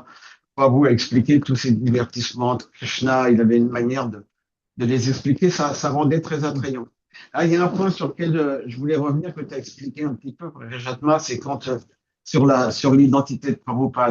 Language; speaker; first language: French; native; French